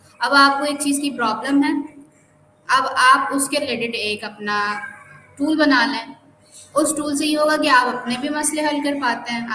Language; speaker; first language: Urdu; non-native, local second language; Sindhi